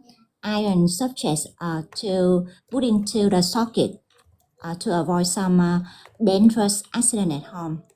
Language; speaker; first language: English; non-native, learner; Vietnamese